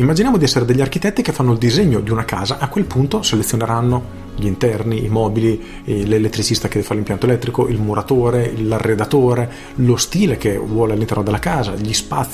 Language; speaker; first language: Italian; native; Italian